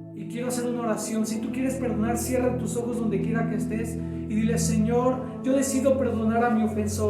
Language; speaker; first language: Spanish; native; Spanish